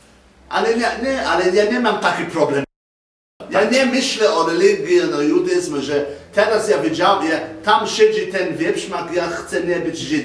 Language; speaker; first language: Polish; non-native, learner; English